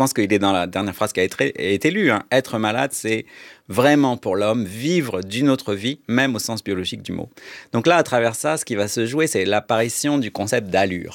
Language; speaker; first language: French; native; French